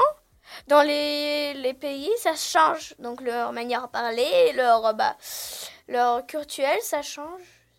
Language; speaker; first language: French; non-native, learner; Russian